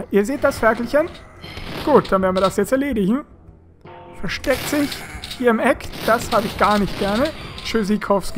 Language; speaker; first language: German; native; German